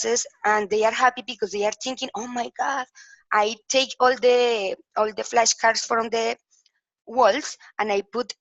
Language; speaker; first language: English; non-native, learner; Spanish